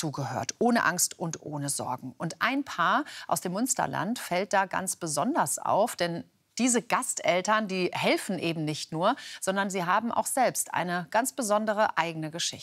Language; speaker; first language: German; native; German